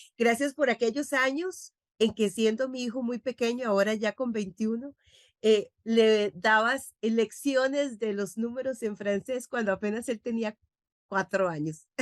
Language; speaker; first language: Spanish; native; Spanish